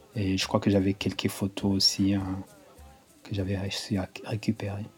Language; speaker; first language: French; non-native, local second language; Kinyarwanda